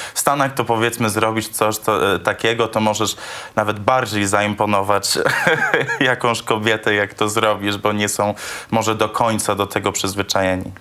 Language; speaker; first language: Polish; early bilingual, heritage; English